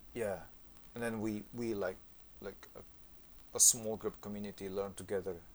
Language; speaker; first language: English; non-native, fluent; Indonesian